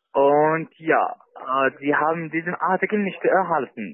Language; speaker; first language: German; non-native, learner; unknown